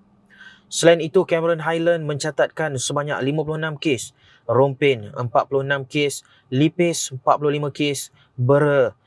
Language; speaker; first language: Malay; native; Malay